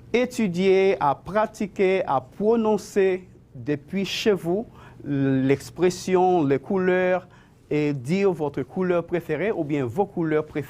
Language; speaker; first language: French; non-native, fluent; Spanish